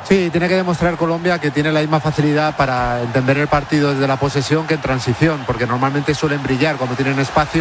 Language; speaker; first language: Spanish; native; Spanish